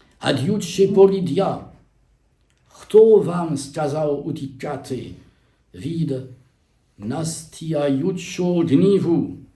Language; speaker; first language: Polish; non-native, learner; French